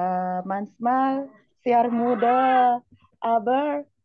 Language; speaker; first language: German; non-native, learner; Indonesian